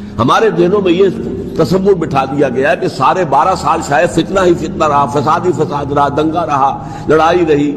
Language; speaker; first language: Urdu; native; Urdu